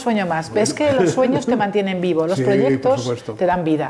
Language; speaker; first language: Spanish; native; Spanish